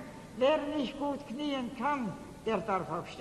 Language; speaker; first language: German; native; German